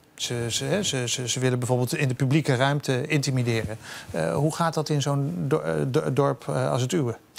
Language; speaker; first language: Dutch; native; Dutch